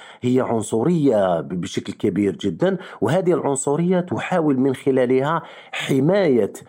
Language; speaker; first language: Arabic; native; Arabic